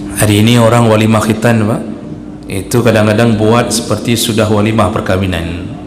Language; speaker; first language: Malay; non-native, local second language; Achinese